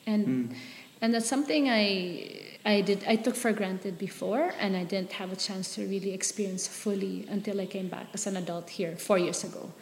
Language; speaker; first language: English; non-native, local second language; Filipino